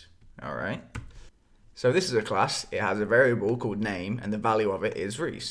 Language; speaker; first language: English; native; English